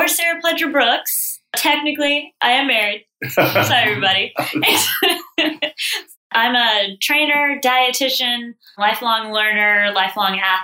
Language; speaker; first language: English; native; English